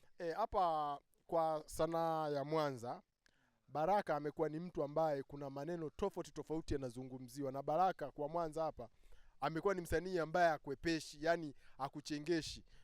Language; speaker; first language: Swahili; native; Swahili